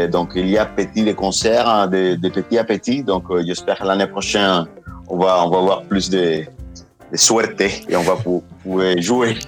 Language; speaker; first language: French; non-native, fluent; Spanish